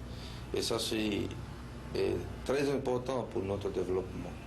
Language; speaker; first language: French; non-native, fluent; Spanish